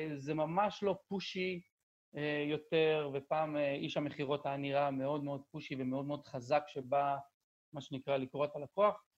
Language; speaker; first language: Hebrew; native; Hebrew